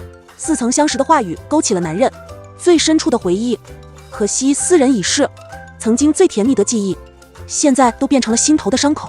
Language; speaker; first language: Chinese; native; Chinese